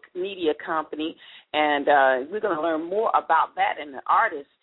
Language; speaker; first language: English; native; English